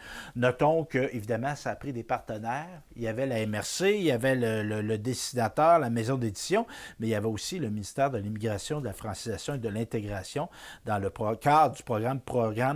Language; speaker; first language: French; native; French